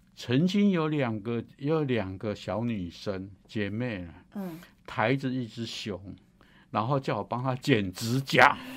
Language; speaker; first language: Chinese; native; Chinese